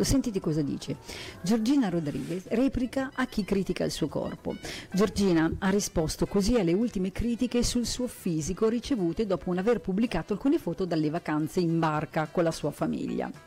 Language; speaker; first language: Italian; native; Italian